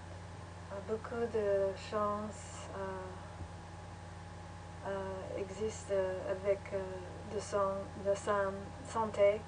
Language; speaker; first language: French; non-native, learner; English